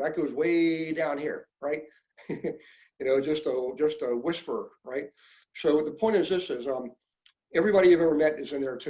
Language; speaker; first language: English; native; English